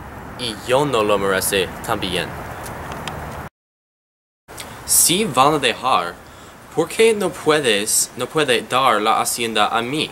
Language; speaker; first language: Spanish; non-native, learner; English